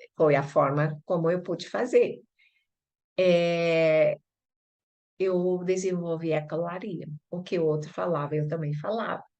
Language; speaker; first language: Portuguese; early bilingual, other home language; Chinese